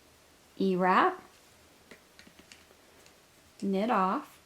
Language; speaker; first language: English; native; English